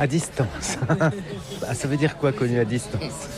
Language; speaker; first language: French; native; French